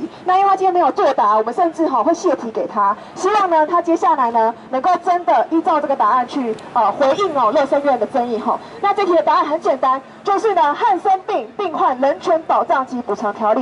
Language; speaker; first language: Chinese; native; Chinese